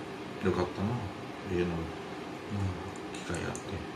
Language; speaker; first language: Japanese; native; Japanese